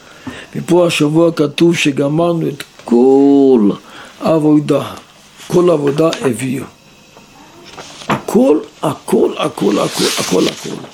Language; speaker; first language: Hebrew; non-native, local second language; Yiddish